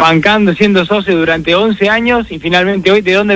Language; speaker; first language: Spanish; native; Spanish